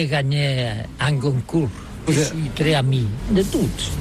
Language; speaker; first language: French; non-native, learner; Catalan